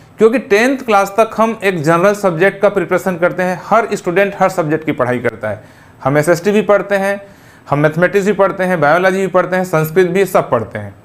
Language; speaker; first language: Hindi; native; Hindi